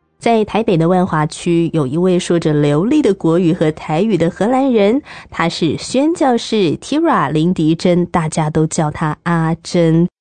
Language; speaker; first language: Chinese; native; Chinese